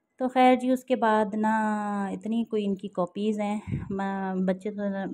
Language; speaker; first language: Urdu; native; Urdu